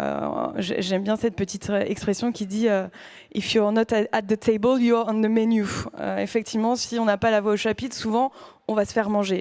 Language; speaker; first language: French; native; French